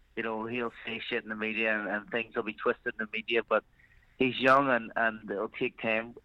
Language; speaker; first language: English; native; English